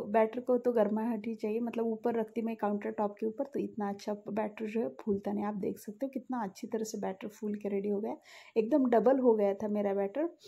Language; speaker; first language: Hindi; non-native, local second language; Marathi